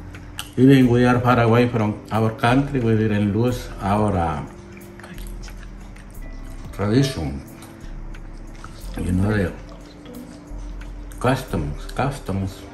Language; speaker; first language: English; non-native, learner; Spanish